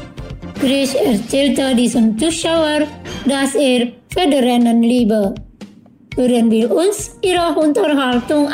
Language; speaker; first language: German; non-native, fluent; Indonesian